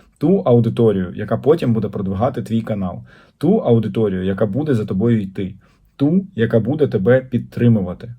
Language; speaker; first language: Ukrainian; non-native, local second language; Russian